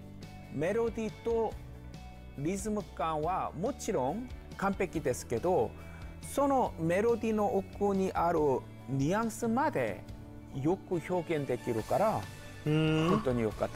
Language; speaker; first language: Japanese; non-native, learner; Korean